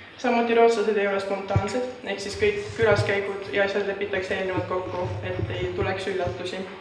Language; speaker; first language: Estonian; native; Estonian